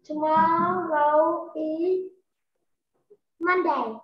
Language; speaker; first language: English; non-native, learner; Vietnamese